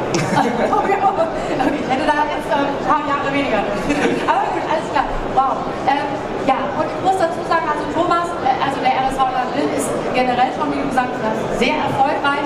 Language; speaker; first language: German; native; German